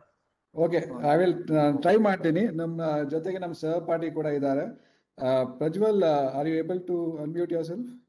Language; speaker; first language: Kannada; non-native, local second language; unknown